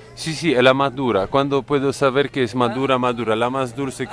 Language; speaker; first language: Spanish; non-native, learner; Polish